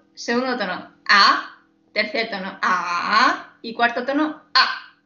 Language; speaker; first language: Spanish; non-native, fluent; Chinese